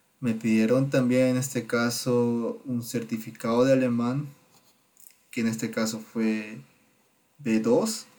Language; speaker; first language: Spanish; native; Spanish